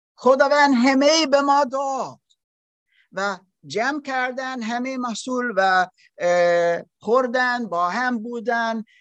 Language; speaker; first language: Persian; non-native, learner; German